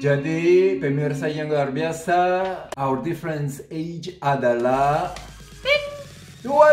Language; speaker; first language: Indonesian; non-native, fluent; French